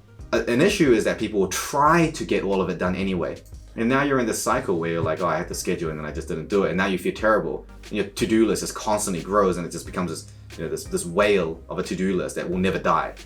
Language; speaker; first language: English; native; English